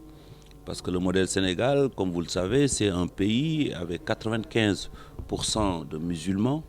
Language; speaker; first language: French; non-native, local second language; Wolof